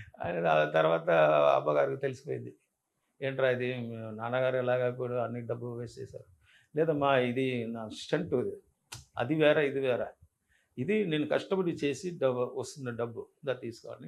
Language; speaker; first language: Telugu; non-native, learner; Tamil